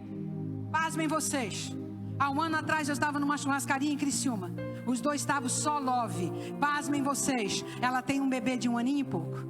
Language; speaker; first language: Portuguese; native; Portuguese